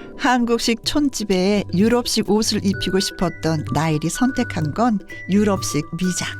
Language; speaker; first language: Korean; native; Korean